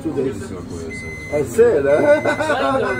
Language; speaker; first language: English; non-native, learner; French